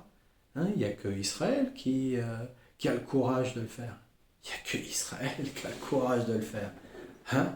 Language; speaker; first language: French; native; French